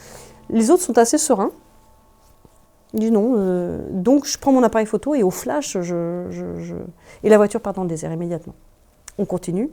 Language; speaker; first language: French; native; French